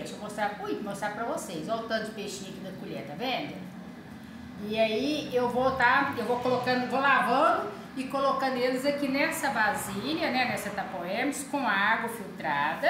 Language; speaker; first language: Portuguese; native; Portuguese